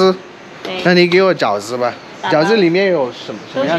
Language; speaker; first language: Chinese; non-native, learner; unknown